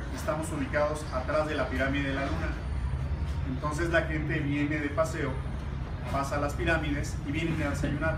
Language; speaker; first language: Spanish; native; Spanish